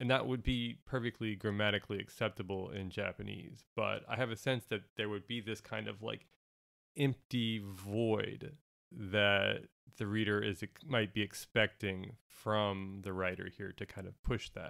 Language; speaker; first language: English; native; English